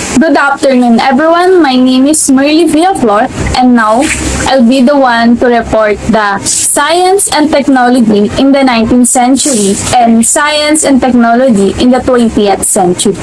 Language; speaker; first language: English; non-native, local second language; Filipino